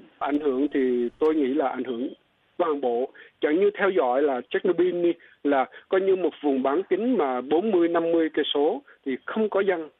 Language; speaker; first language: Vietnamese; non-native, local second language; Eastern Cham